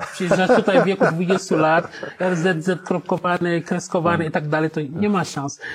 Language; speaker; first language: Polish; non-native, fluent; Wolof